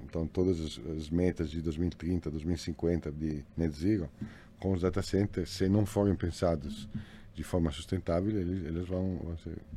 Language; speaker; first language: Portuguese; non-native, fluent; Italian